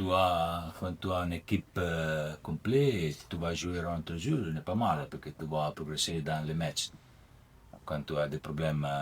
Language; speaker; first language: French; non-native, learner; Italian